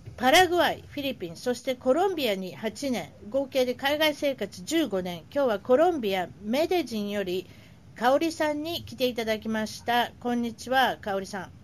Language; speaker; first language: Japanese; native; Japanese